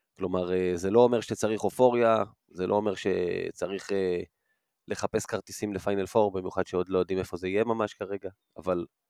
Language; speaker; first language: Hebrew; native; Hebrew